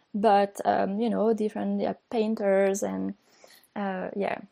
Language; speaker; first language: English; non-native, fluent; French